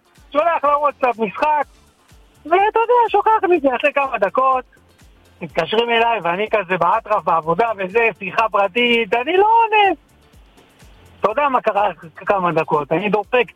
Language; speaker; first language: Hebrew; native; Hebrew